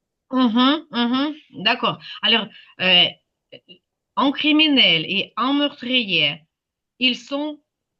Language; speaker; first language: French; non-native, fluent; Ukrainian